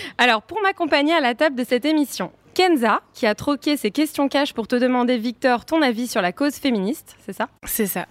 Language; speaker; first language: French; native; French